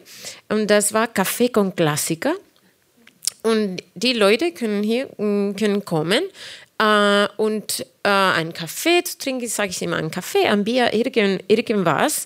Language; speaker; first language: German; non-native, fluent; Spanish